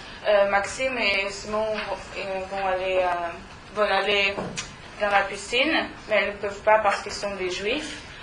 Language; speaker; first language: French; non-native, learner; German